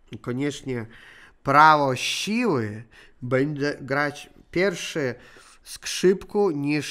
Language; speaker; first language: Polish; non-native, learner; Russian